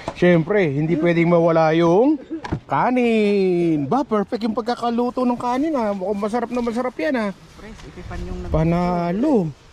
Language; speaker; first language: Filipino; non-native, local second language; Iloko